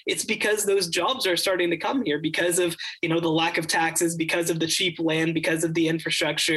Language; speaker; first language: English; native; English